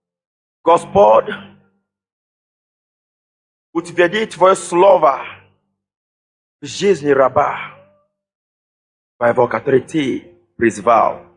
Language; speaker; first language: Russian; non-native, fluent; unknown